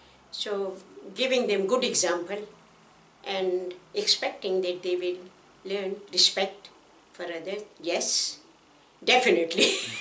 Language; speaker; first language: English; non-native, local second language; Pashto